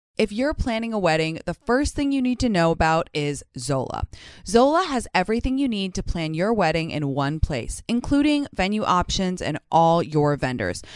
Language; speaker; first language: English; native; English